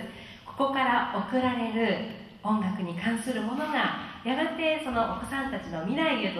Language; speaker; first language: Japanese; native; Japanese